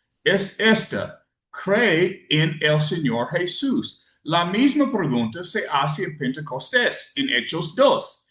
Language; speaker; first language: Spanish; non-native, learner; English